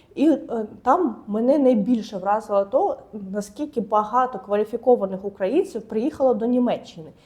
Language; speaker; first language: Ukrainian; native; Ukrainian